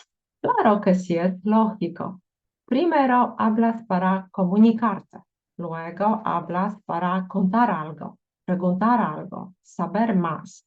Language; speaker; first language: Spanish; non-native, fluent; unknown